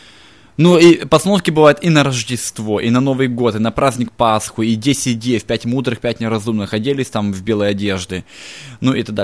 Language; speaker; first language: Russian; native; Russian